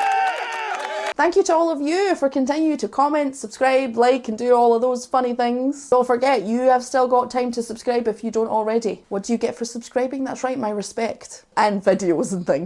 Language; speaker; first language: English; native; English